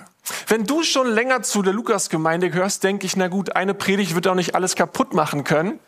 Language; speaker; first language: German; native; German